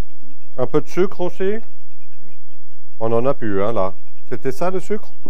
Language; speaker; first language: French; native; French